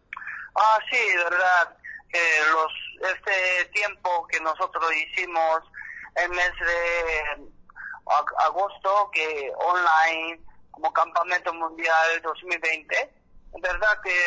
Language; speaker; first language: Spanish; non-native, learner; Korean